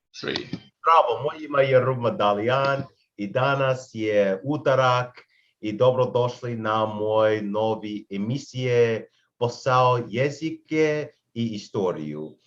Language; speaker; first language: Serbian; non-native, learner; English